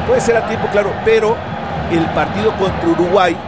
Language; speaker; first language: Spanish; native; Spanish